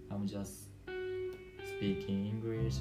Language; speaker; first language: English; non-native, learner; Japanese